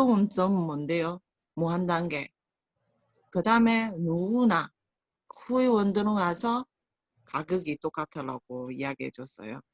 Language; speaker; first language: Korean; non-native, learner; Chinese